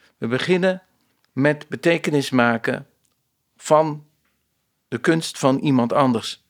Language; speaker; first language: Dutch; native; Dutch